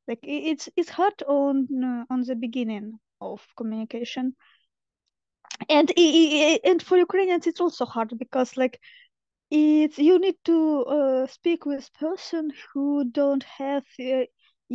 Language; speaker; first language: English; non-native, fluent; Ukrainian